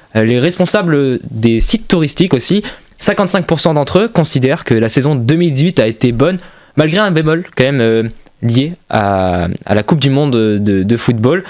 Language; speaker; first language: French; native; French